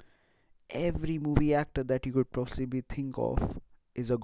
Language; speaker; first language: English; non-native, local second language; Hindi